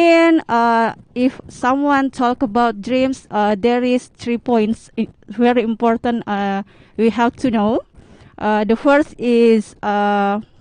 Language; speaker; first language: English; non-native, learner; Indonesian